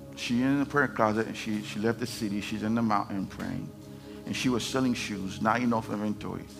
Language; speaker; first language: English; non-native, fluent; Haitian Creole